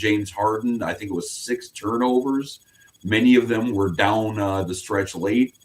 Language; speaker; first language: English; native; English